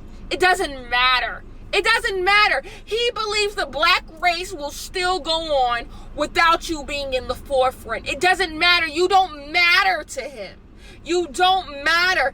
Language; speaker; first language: English; native; English